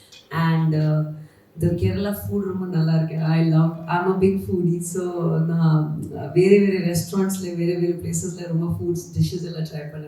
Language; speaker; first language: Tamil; non-native, learner; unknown